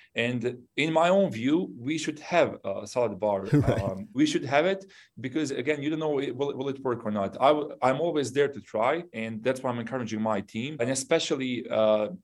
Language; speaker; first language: English; non-native, fluent; Bosnian